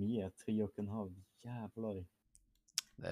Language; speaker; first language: Swedish; non-native, fluent; German